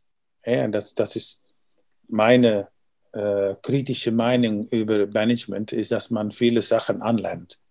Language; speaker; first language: German; non-native, learner; Dutch